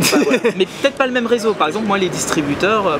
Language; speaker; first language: French; native; French